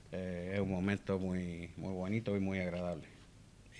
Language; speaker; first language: Spanish; native; Spanish